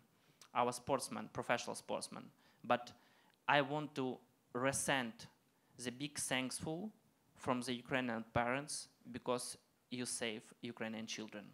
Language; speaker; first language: English; non-native, learner; Ukrainian